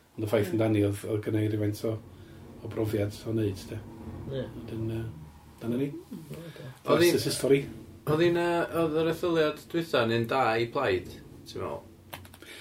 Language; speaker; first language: Welsh; native; Welsh